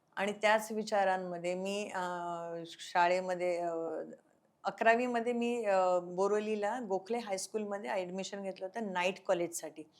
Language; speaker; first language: Marathi; non-native, local second language; Konkani